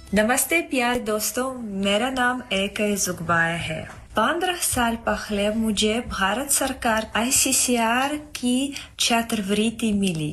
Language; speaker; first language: Hindi; non-native, fluent; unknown